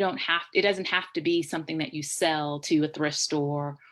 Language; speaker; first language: English; native; English